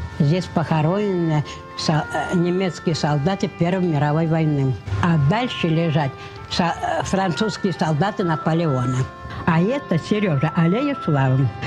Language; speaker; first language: Russian; native; Russian